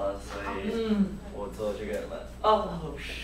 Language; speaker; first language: Chinese; non-native, learner; English